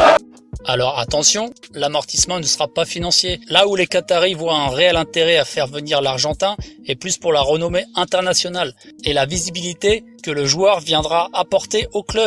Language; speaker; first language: French; native; French